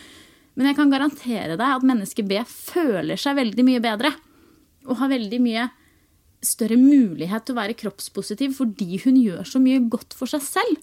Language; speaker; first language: Norwegian; native; Norwegian